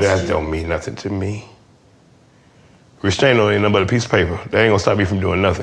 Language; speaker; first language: English; native; English